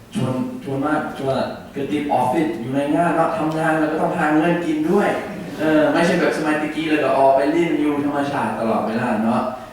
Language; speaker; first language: Thai; non-native, learner; English